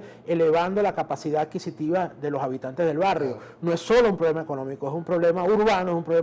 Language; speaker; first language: Spanish; native; Spanish